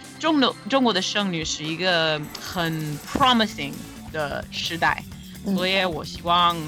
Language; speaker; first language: Chinese; non-native, fluent; English